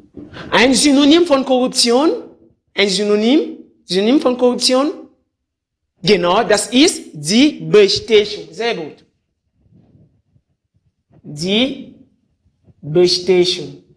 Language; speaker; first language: German; non-native, fluent; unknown